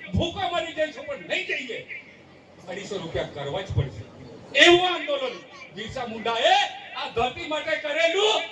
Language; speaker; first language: Gujarati; non-native, local second language; Vasavi